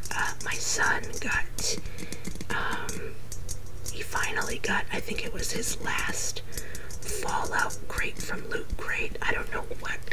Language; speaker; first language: English; native; English